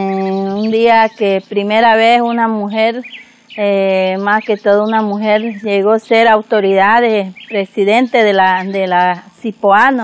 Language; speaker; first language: Spanish; non-native, local second language; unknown